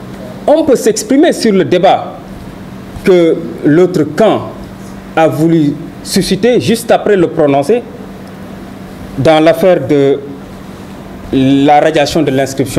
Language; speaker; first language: French; non-native, local second language; Wolof